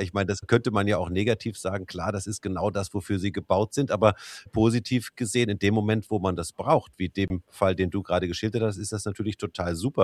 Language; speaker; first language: German; native; German